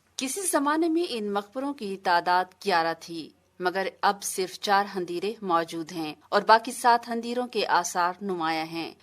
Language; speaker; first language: Urdu; non-native, local second language; Saraiki